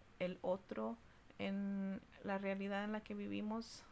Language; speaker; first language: Spanish; early bilingual, heritage; Spanish